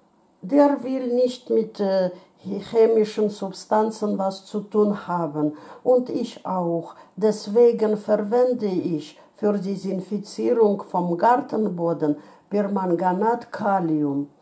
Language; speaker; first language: German; non-native, fluent; Russian